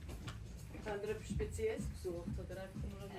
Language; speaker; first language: German; non-native, learner; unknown